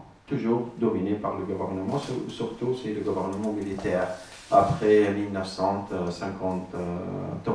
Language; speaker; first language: French; non-native, learner; Arabic